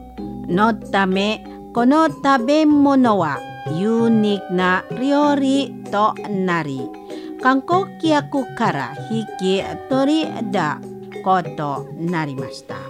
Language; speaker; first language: Japanese; non-native, fluent; Indonesian